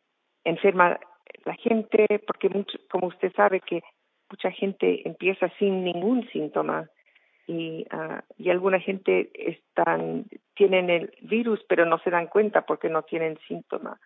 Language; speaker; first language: Spanish; non-native, fluent; English